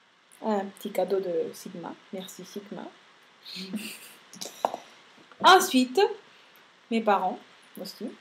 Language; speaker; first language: French; non-native, fluent; Spanish